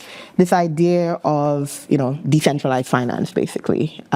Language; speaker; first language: English; native; English